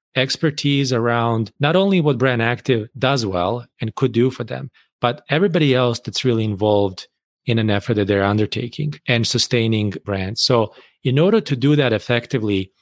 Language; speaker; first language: English; non-native, fluent; Bosnian